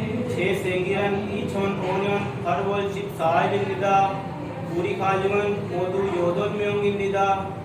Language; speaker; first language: Korean; non-native, learner; Urdu